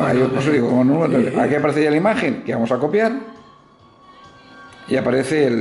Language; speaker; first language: Spanish; native; Spanish